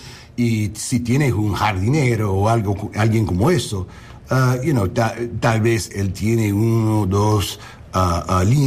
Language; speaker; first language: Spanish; non-native, learner; English